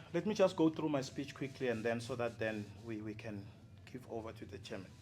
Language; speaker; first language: English; non-native, local second language; Zulu